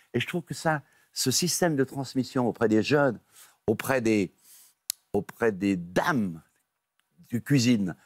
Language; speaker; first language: French; native; French